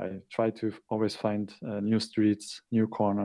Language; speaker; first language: English; non-native, fluent; German